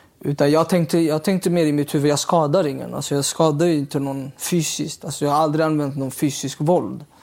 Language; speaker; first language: Swedish; early bilingual, other home language; Uyghur